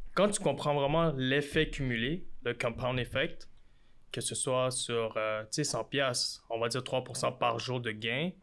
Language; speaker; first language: French; native; French